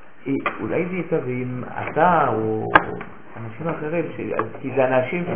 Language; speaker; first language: Hebrew; non-native, fluent; French